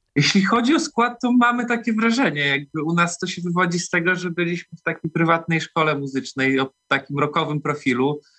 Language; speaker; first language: Polish; native; Polish